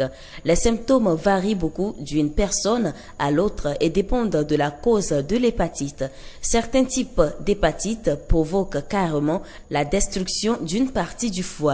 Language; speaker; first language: French; non-native, local second language; Ewe